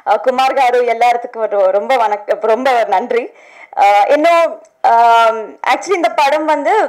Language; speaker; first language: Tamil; non-native, learner; Telugu